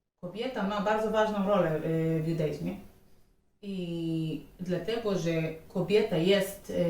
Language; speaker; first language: Polish; non-native, learner; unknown